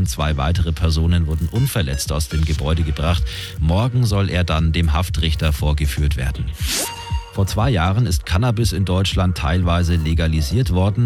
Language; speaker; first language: German; native; German